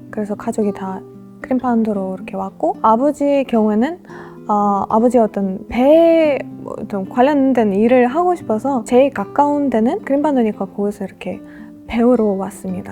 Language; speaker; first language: Korean; non-native, fluent; Russian